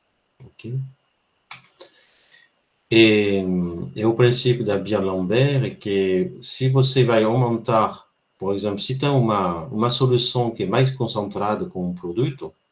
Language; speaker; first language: Portuguese; non-native, fluent; French